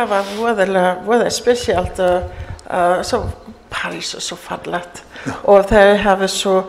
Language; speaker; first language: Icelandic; early bilingual, heritage; English